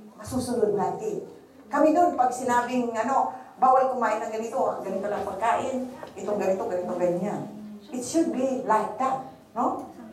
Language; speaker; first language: Filipino; non-native, local second language; Bikol